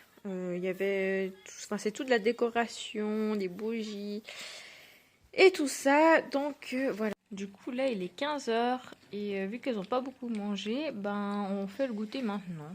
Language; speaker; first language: French; native; French